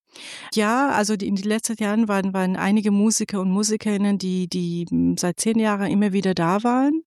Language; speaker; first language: German; non-native, fluent; Persian